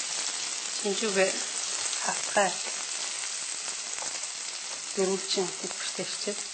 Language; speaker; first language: Mongolian; native; Mongolian